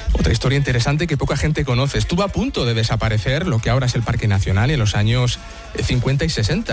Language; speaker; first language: Spanish; native; Spanish